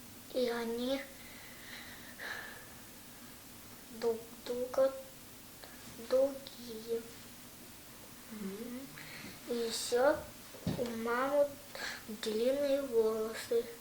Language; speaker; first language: Russian; non-native, local second language; Yakut